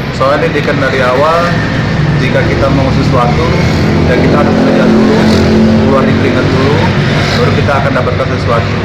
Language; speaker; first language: Indonesian; non-native, local second language; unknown